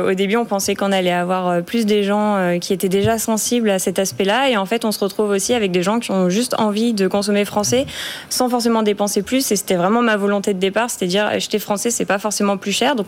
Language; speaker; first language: French; native; French